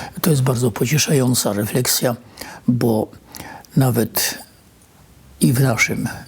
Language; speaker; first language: Polish; native; Polish